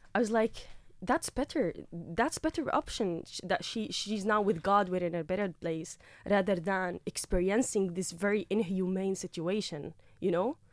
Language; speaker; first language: English; non-native, fluent; Arabic